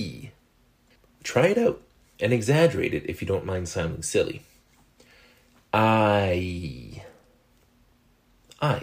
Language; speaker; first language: English; non-native, fluent; French